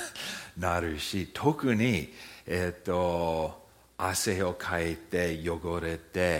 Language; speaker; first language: Japanese; early bilingual, heritage; Japanese